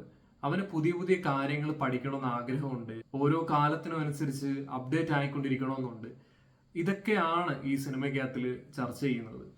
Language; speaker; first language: Malayalam; native; Malayalam